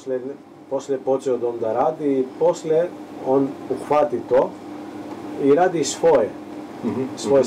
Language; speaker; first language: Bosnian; non-native, learner; Greek